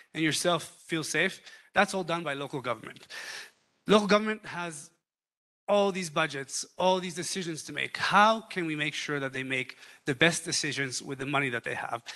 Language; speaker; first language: English; non-native, fluent; Hebrew